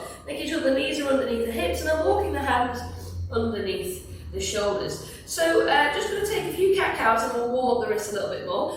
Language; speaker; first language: English; native; English